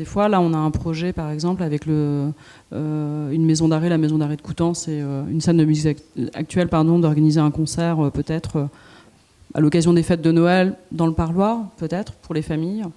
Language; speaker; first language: French; native; French